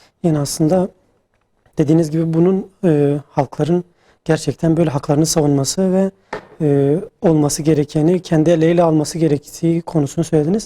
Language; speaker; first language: Turkish; native; Turkish